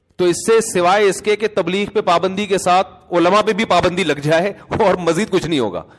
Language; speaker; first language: Urdu; native; Urdu